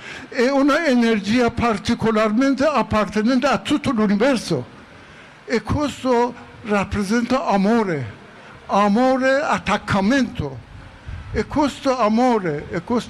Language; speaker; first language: Italian; non-native, fluent; Persian